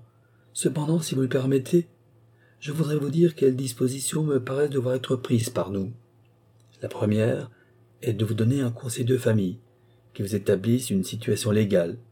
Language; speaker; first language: French; native; French